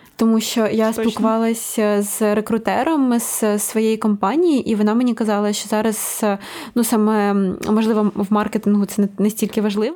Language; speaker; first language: Ukrainian; native; Ukrainian